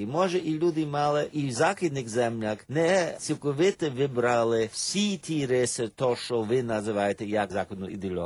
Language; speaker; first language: Ukrainian; early bilingual, heritage; Ukrainian